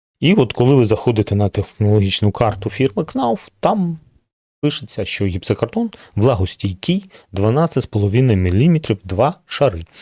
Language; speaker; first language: Ukrainian; non-native, local second language; Russian